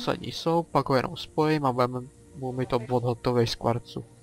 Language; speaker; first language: Czech; native; Czech